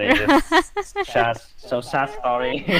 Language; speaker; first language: English; non-native, learner; Vietnamese